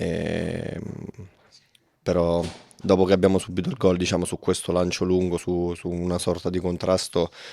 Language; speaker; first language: Italian; native; Italian